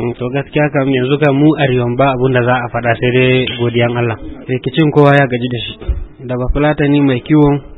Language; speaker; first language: Hausa; non-native, local second language; Fula